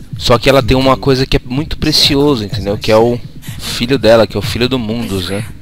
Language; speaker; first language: Portuguese; native; Portuguese